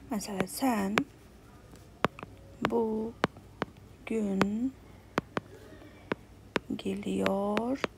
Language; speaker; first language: Turkish; non-native, fluent; Kara-Kalpak